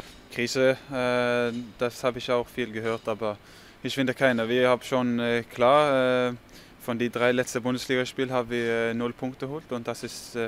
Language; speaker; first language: German; non-native, fluent; Norwegian